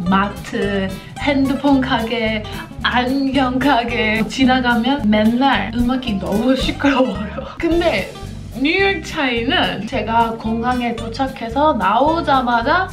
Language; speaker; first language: Korean; non-native, fluent; English